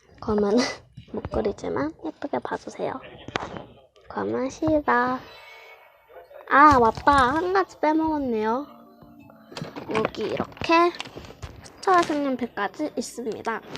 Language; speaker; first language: Korean; native; Korean